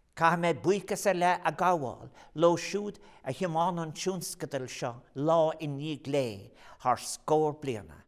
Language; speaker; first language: Irish; non-native, local second language; English